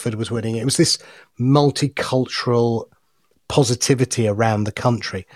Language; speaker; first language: English; native; English